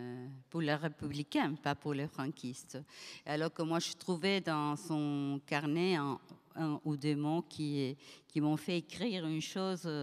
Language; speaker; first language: French; non-native, fluent; Spanish